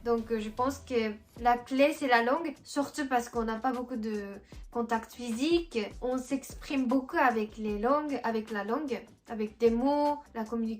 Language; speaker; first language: French; non-native, fluent; Japanese